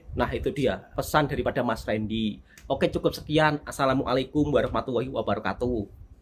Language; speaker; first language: Indonesian; native; Indonesian